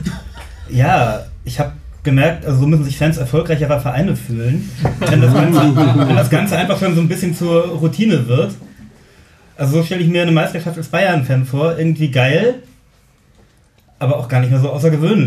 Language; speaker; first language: German; native; German